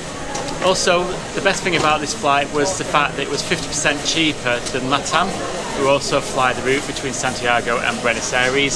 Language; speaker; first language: English; native; English